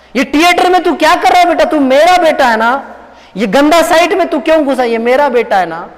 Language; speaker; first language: Hindi; non-native, local second language; Telugu